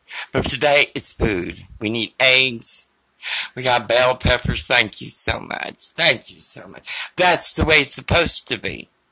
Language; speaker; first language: English; early bilingual, other home language; Spanish